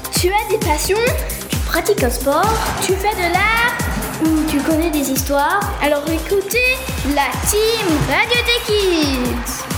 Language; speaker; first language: French; native; French